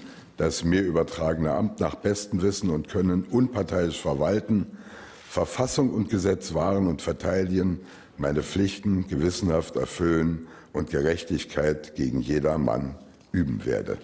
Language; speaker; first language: German; native; German